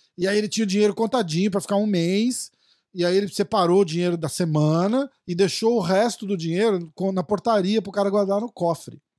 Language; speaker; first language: Portuguese; native; Portuguese